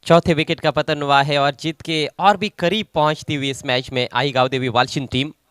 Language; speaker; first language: Hindi; non-native, local second language; Marathi